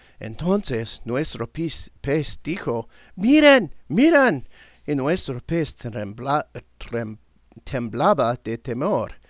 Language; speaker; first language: Spanish; non-native, learner; English